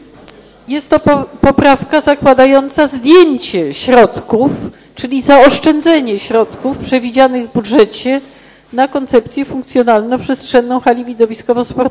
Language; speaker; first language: Polish; native; Polish